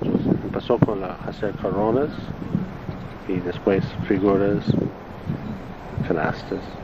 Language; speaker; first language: Spanish; non-native, learner; Italian